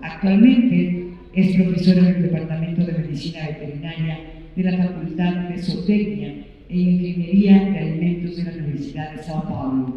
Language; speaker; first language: Spanish; native; Spanish